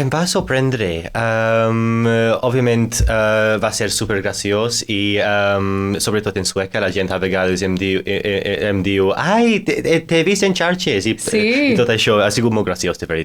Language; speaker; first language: Catalan; non-native, fluent; English